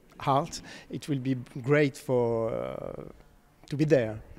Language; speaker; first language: English; non-native, fluent; French